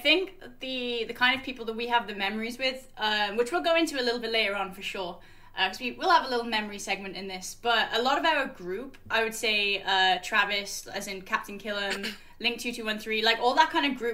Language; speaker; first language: English; native; English